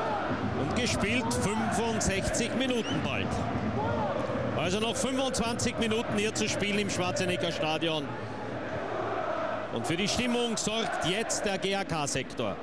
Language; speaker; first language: German; native; German